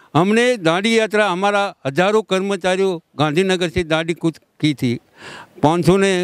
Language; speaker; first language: Hindi; non-native, local second language; Gujarati